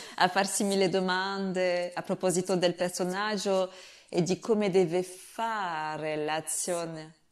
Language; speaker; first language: Italian; non-native, fluent; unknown